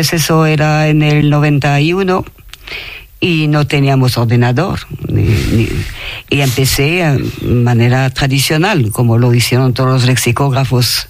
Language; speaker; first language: Spanish; non-native, fluent; French